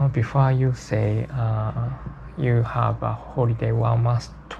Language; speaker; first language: English; non-native, learner; Japanese